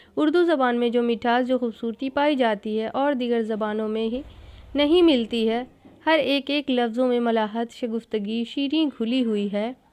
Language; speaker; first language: Urdu; native; Urdu